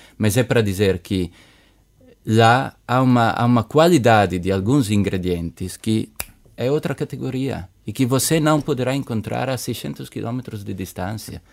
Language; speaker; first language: Portuguese; non-native, fluent; Italian